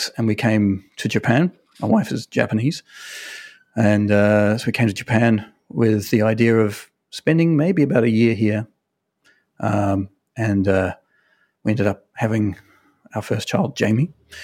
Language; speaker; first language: English; native; English